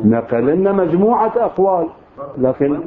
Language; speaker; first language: Arabic; native; Arabic